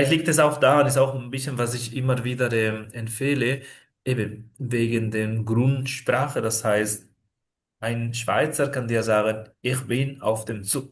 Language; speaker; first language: German; non-native, fluent; Spanish